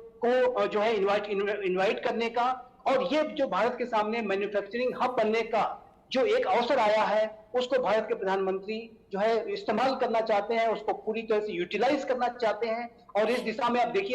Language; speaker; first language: Hindi; native; Hindi